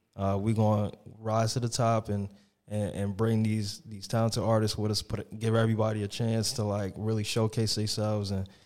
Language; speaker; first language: English; native; English